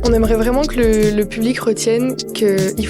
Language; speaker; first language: French; native; French